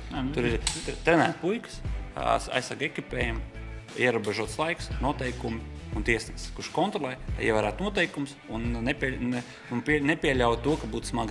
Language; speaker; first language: Latvian; native; Latvian